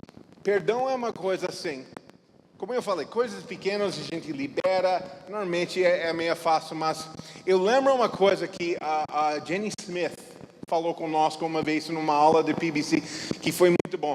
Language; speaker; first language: Portuguese; non-native, fluent; English